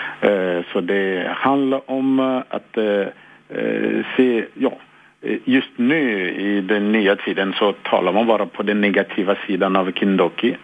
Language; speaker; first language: Swedish; non-native, fluent; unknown